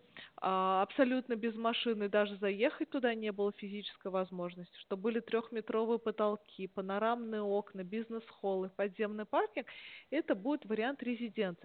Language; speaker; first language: Russian; native; Russian